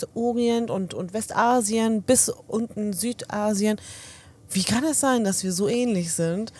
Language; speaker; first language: German; early bilingual, other home language; Arabic